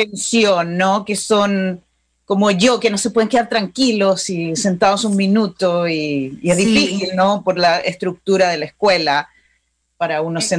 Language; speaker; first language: Spanish; native; Spanish